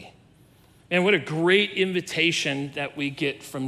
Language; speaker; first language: English; native; English